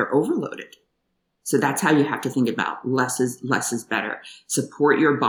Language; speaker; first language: English; native; English